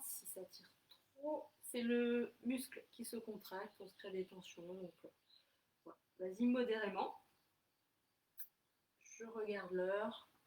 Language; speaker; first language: French; native; French